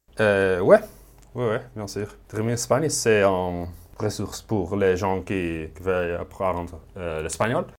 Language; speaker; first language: French; non-native, fluent; Spanish